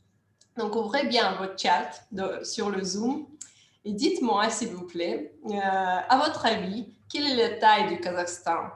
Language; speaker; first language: French; non-native, fluent; Russian